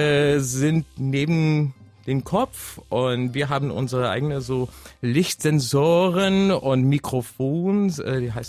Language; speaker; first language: German; non-native, fluent; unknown